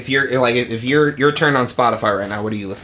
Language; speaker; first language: English; native; English